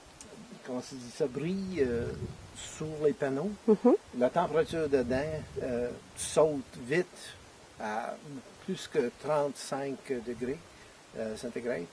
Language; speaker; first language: French; non-native, fluent; English